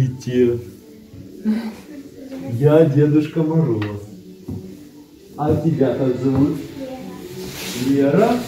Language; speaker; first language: Russian; native; Russian